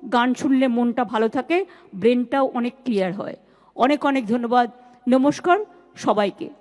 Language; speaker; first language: Bangla; native; Bangla